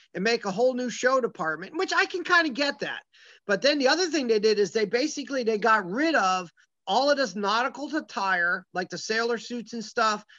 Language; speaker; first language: English; native; English